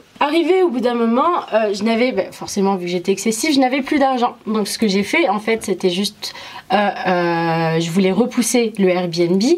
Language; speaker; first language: French; early bilingual, other home language; Arabic